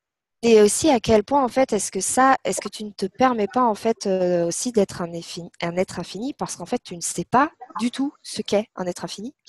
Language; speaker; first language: French; native; French